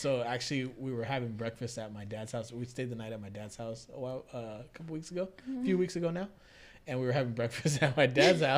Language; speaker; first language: English; early bilingual, other home language; Spanish